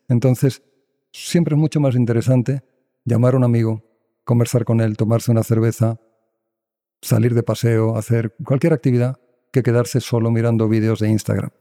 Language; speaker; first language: Spanish; native; Spanish